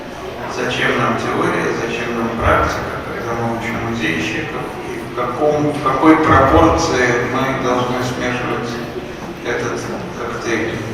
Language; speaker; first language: Russian; native; Russian